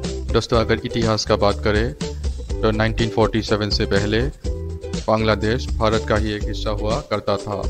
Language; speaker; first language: Hindi; non-native, local second language; Bangla